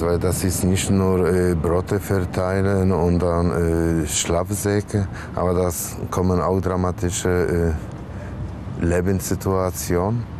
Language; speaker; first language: German; non-native, fluent; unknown